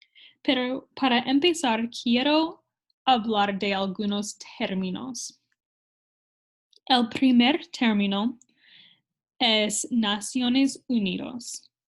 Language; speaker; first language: Spanish; non-native, fluent; English